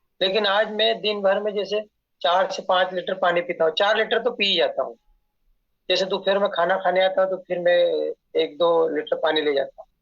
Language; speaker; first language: Hindi; native; Hindi